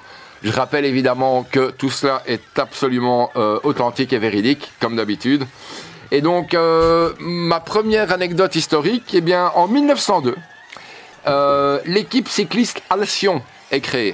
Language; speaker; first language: French; native; French